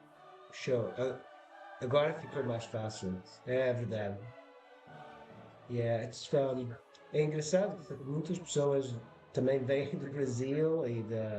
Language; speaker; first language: Portuguese; early bilingual, heritage; Portuguese